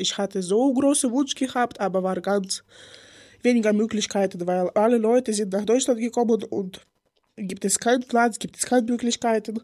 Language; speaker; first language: German; non-native, learner; Ukrainian